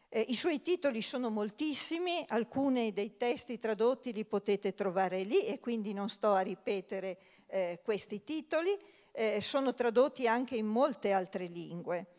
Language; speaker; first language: Italian; native; Italian